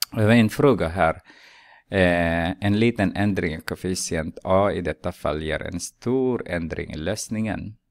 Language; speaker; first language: Swedish; non-native, fluent; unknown